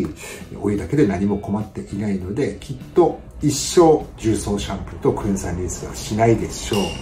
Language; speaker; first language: Japanese; native; Japanese